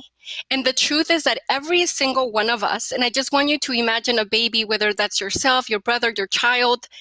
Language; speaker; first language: English; early bilingual, other home language; Spanish